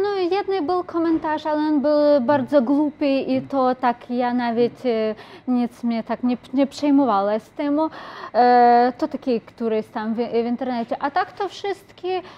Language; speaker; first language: Polish; non-native, learner; Ukrainian